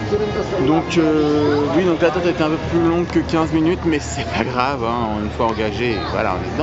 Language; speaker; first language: French; native; French